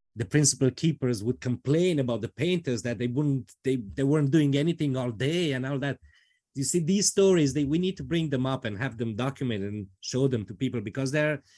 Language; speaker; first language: English; non-native, fluent; Romanian